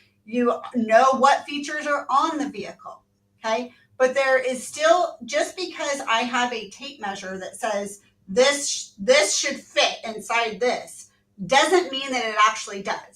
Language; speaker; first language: English; native; English